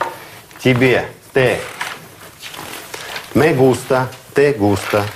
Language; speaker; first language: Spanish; non-native, fluent; Russian